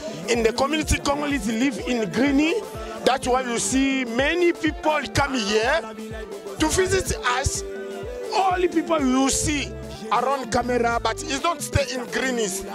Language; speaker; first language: English; non-native, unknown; Lingala